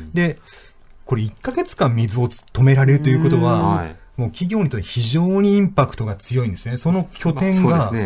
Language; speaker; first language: Japanese; native; Japanese